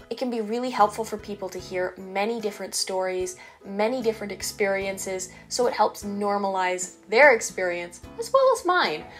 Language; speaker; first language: English; native; English